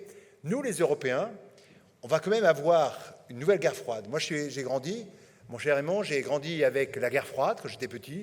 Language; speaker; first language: French; native; French